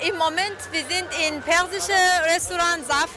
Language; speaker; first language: German; non-native, learner; Persian